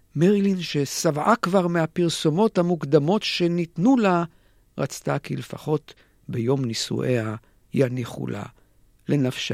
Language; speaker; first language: Hebrew; native; Hebrew